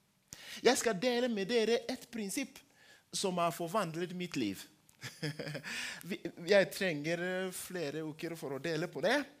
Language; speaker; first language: Norwegian; non-native, fluent; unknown